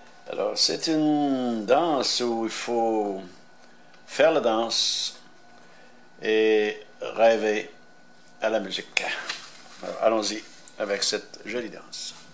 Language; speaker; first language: French; native; French